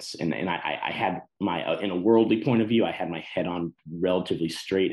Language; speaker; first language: English; native; English